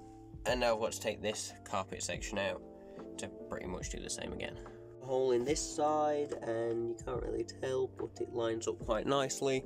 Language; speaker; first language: English; native; English